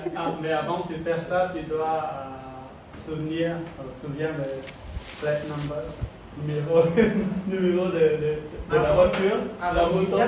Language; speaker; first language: French; non-native, learner; Khmer